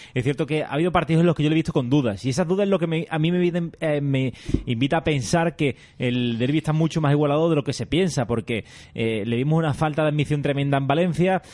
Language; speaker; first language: Spanish; native; Spanish